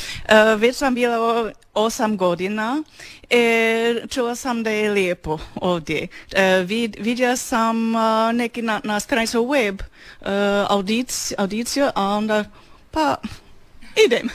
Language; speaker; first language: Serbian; non-native, learner; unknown